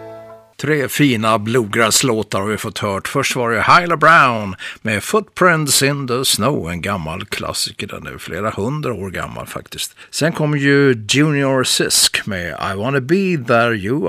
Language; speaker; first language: Swedish; native; Swedish